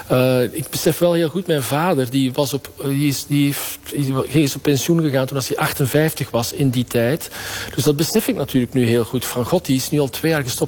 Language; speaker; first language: Dutch; native; Dutch